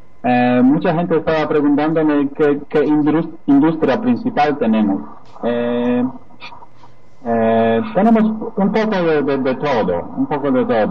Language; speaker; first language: Spanish; non-native, fluent; Polish